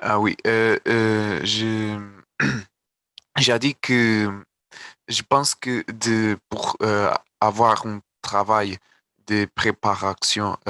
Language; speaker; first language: French; non-native, learner; Portuguese